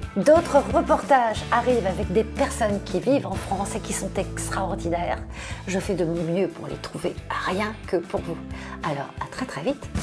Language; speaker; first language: French; native; French